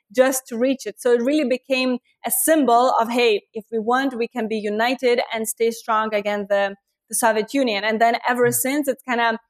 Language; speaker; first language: English; non-native, fluent; Lithuanian